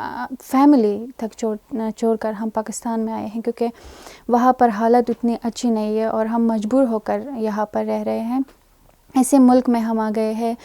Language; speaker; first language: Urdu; non-native, fluent; Persian